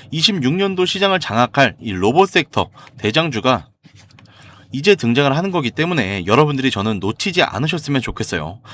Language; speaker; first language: Korean; native; Korean